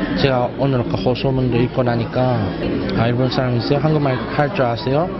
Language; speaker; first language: Korean; non-native, fluent; Japanese